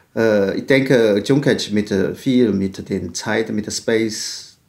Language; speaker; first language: German; non-native, learner; Chinese